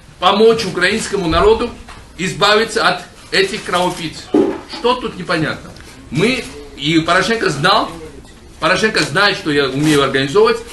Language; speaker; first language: Russian; non-native, local second language; Georgian